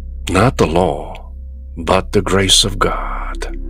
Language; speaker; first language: English; non-native, fluent; Korean